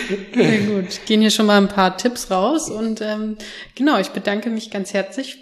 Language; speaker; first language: German; native; German